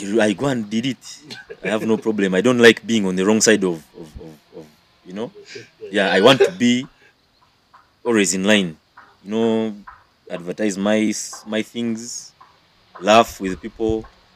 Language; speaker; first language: English; non-native, local second language; Nyankole